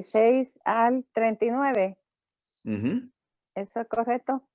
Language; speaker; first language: Spanish; native; Spanish